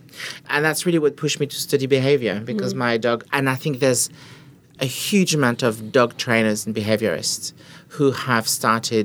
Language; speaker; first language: English; non-native, fluent; French